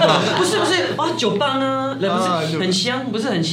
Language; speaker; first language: Chinese; non-native, fluent; French